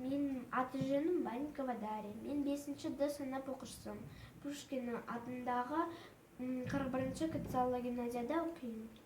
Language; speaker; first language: Kazakh; non-native, local second language; Russian